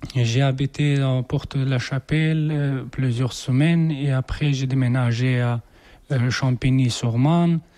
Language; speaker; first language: French; non-native, learner; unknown